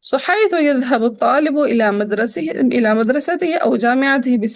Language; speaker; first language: Arabic; non-native, fluent; Urdu